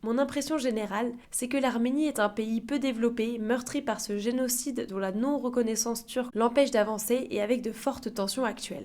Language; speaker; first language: French; native; French